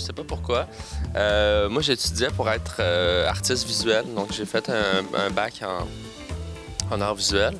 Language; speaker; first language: French; native; French